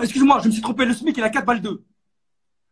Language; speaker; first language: French; native; French